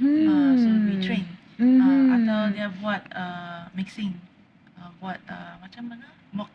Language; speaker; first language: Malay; non-native, local second language; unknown